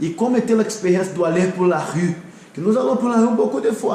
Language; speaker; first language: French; non-native, learner; Portuguese